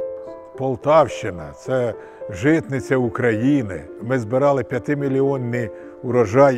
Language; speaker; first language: Ukrainian; native; Ukrainian